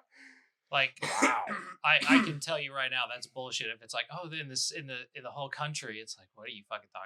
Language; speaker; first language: English; native; English